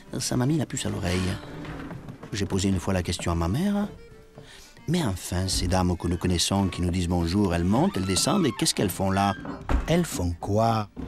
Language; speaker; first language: French; early bilingual, other home language; German